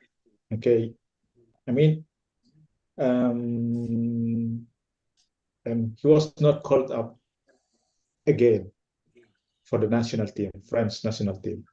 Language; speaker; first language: English; non-native, fluent; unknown